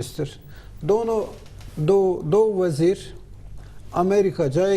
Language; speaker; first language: Hindi; non-native, learner; Turkish